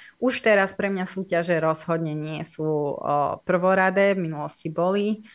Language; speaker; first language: Slovak; non-native, local second language; Hungarian